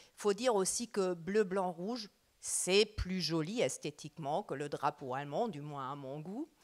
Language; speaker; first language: French; non-native, fluent; German